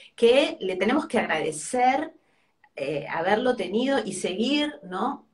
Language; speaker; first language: Spanish; native; Spanish